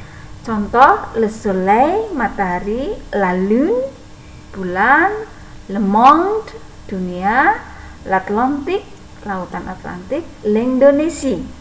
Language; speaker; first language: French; non-native, fluent; Indonesian